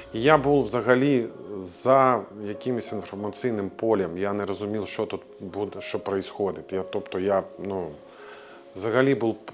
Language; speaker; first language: Ukrainian; non-native, fluent; Latvian